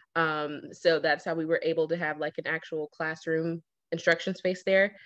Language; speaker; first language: English; native; English